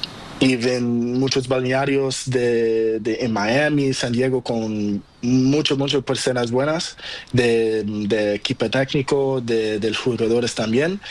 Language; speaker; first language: Spanish; non-native, learner; Portuguese